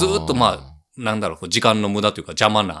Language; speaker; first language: Japanese; native; Japanese